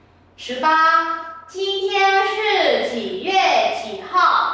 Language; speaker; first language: Chinese; non-native, fluent; Vietnamese